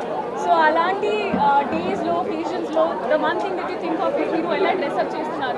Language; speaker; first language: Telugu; non-native, local second language; Hindi